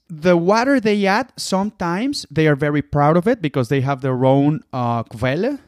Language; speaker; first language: English; non-native, fluent; Spanish